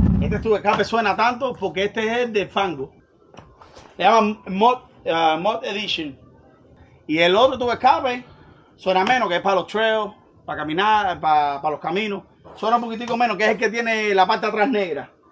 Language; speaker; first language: Spanish; native; Spanish